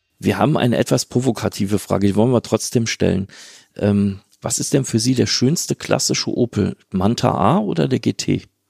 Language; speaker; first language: German; native; German